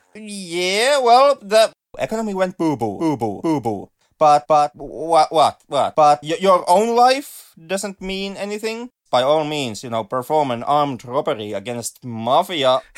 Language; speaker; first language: English; non-native, fluent; Finnish